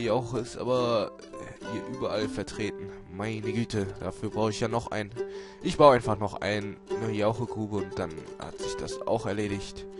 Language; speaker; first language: German; native; German